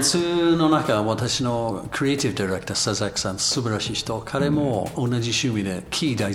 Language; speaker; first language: Japanese; non-native, learner; English